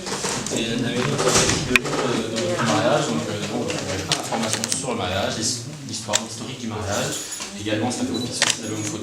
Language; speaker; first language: French; native; French